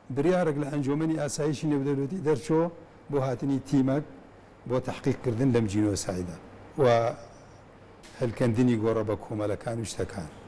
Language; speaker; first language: Central Kurdish; non-native, local second language; Kurdish